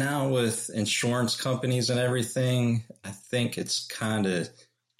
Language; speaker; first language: English; native; English